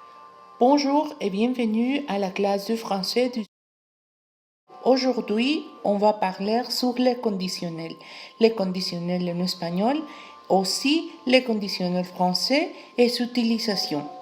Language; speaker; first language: French; non-native, learner; Spanish